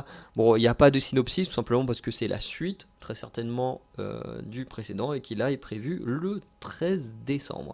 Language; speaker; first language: French; native; French